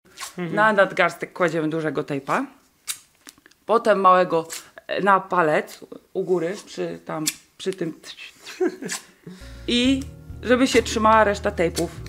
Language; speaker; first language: Polish; native; Polish